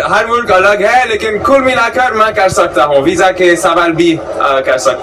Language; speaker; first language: Hindi; non-native, learner; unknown